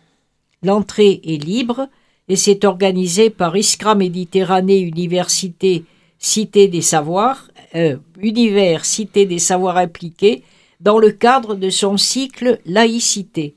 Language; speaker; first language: French; native; French